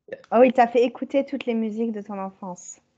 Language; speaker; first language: French; native; French